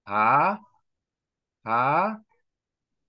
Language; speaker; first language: Vietnamese; non-native, learner; Korean